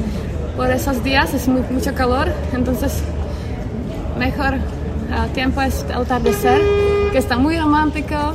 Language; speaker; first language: Spanish; non-native, learner; Czech